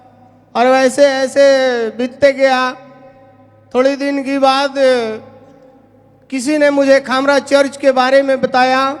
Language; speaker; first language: Hindi; non-native, local second language; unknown